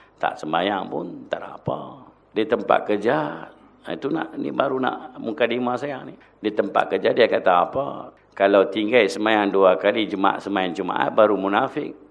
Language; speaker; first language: Malay; non-native, local second language; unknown